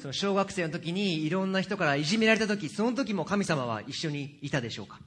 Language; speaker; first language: Japanese; native; Japanese